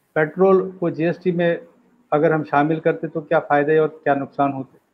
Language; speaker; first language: Hindi; native; Hindi